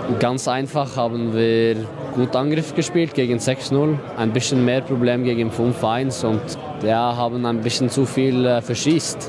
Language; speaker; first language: German; non-native, fluent; Norwegian